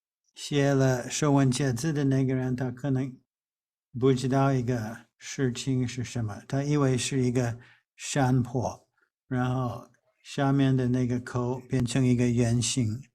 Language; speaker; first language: Chinese; non-native, fluent; English